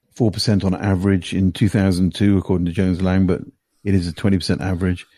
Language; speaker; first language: English; native; English